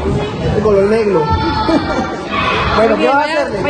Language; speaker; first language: Spanish; native; Spanish